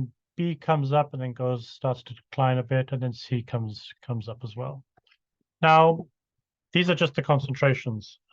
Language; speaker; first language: English; native; English